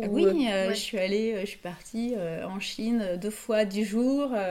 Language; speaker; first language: French; native; French